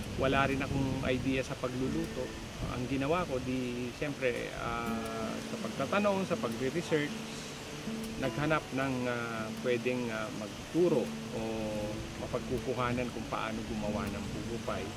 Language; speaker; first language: Filipino; non-native, local second language; Iloko